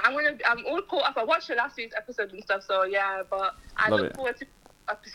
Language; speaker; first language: English; native; English